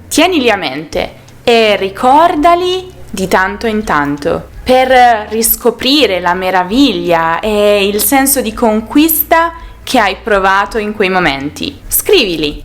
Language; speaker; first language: Italian; native; Italian